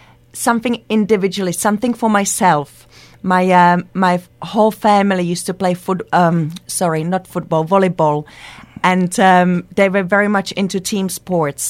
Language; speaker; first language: English; non-native, fluent; Czech